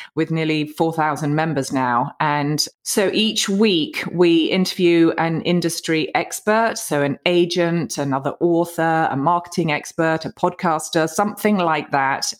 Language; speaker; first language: English; native; English